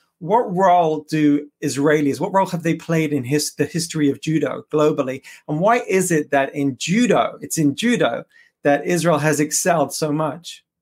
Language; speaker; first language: English; native; English